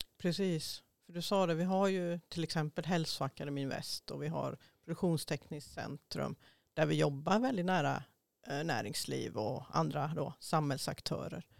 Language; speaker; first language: Swedish; native; Swedish